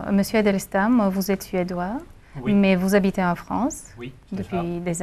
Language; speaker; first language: French; non-native, fluent; Bulgarian